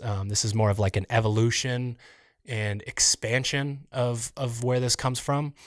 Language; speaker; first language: English; native; English